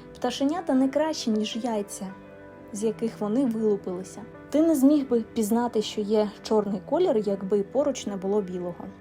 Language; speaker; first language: Ukrainian; non-native, local second language; Russian